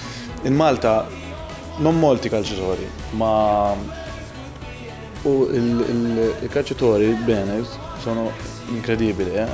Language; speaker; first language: Italian; non-native, learner; Maltese